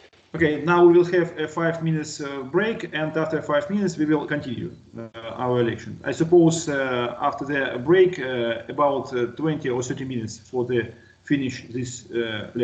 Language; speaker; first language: English; non-native, learner; Russian